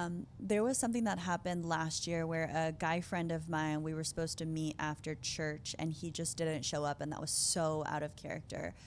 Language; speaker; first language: English; native; English